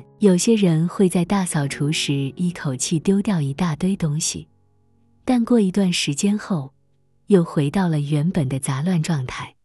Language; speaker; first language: Chinese; native; Chinese